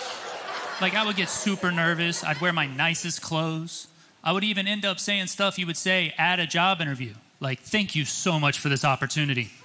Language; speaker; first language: English; native; English